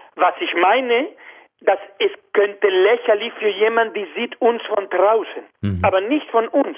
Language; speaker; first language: German; non-native, fluent; Spanish